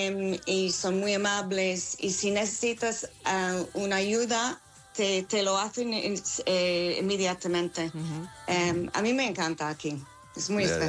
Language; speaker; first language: Spanish; non-native, learner; English